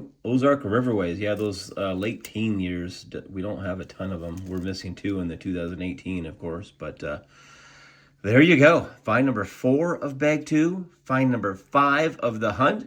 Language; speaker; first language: English; native; English